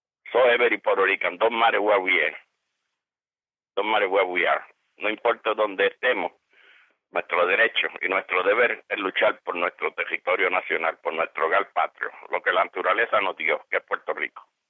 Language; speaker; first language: Spanish; native; Spanish